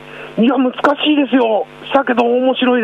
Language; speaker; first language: Japanese; native; Japanese